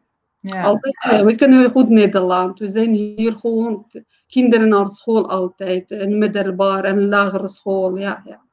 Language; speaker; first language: Dutch; non-native, learner; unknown